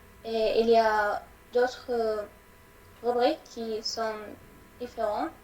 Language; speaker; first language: French; non-native, learner; Arabic